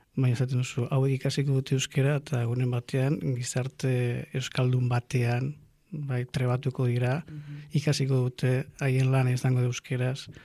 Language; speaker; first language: Basque; non-native, local second language; Spanish